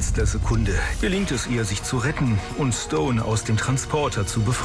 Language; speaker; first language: German; native; German